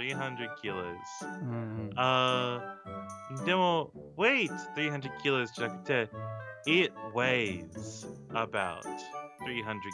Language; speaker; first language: Japanese; non-native, learner; English